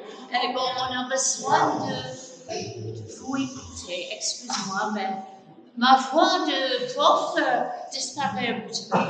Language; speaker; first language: French; non-native, fluent; English